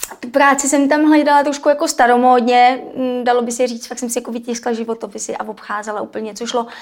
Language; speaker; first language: Czech; native; Czech